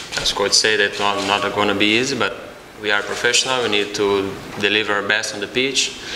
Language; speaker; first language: English; non-native, fluent; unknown